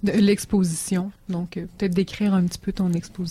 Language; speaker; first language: French; native; French